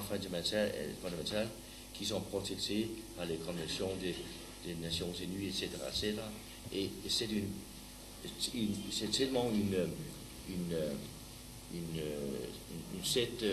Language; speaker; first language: French; non-native, learner; Danish